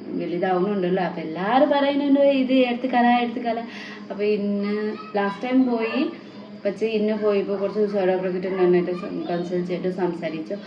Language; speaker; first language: Malayalam; non-native, learner; Nepali